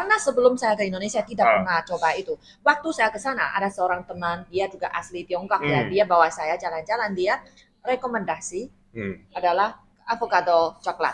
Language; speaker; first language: Indonesian; non-native, fluent; Chinese